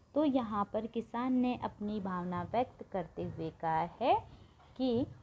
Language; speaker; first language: Hindi; non-native, local second language; Marathi